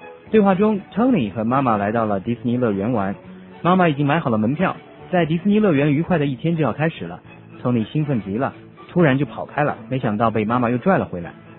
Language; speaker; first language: Chinese; native; Chinese